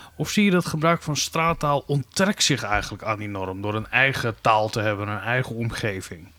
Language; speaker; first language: Dutch; native; Dutch